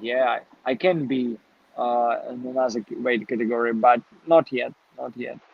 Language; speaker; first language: English; non-native, learner; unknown